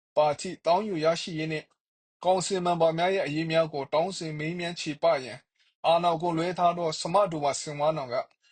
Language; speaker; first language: Burmese; non-native, local second language; Kachin